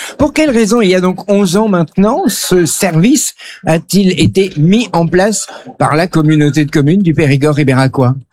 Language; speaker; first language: French; native; French